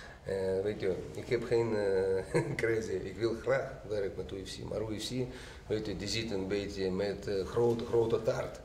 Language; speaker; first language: Dutch; non-native, learner; Russian